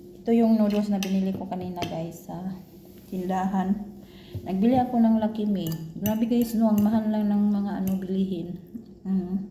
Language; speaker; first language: Filipino; non-native, local second language; Cebuano